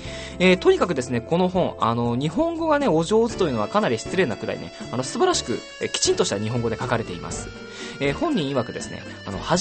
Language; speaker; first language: Japanese; native; Japanese